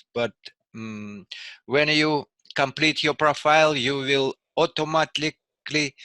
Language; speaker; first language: English; non-native, learner; Russian